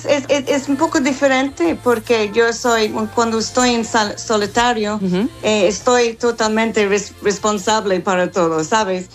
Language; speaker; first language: Spanish; non-native, fluent; English